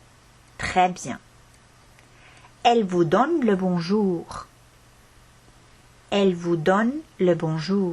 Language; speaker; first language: French; non-native, fluent; Estonian